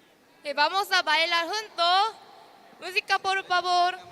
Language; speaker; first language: Spanish; non-native, learner; Korean